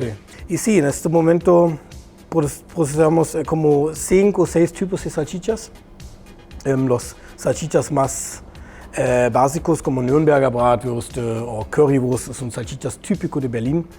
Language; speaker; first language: Spanish; non-native, fluent; German